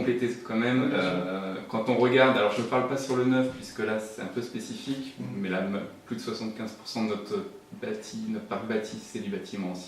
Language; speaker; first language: French; native; French